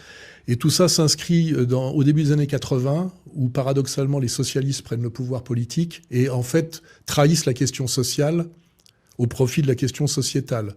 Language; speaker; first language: French; native; French